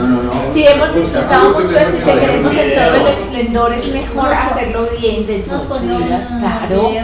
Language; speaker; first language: Spanish; native; Spanish